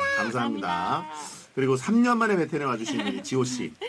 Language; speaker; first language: Korean; native; Korean